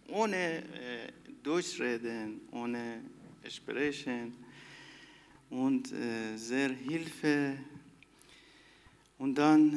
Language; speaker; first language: German; non-native, learner; Persian